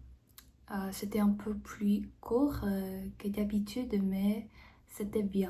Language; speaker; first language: French; non-native, fluent; Korean